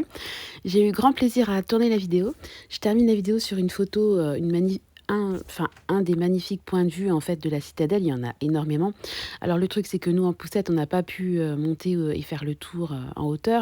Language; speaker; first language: French; native; French